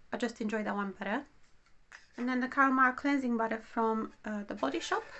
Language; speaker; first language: English; non-native, fluent; Romanian